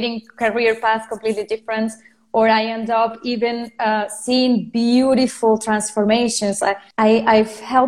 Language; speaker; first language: English; non-native, fluent; Spanish